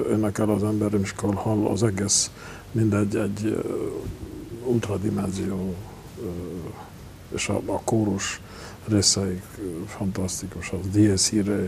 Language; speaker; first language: Hungarian; non-native, local second language; Romanian